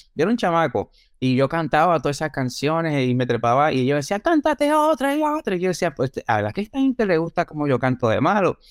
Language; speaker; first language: Spanish; native; Spanish